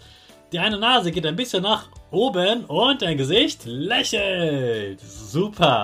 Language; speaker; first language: German; native; German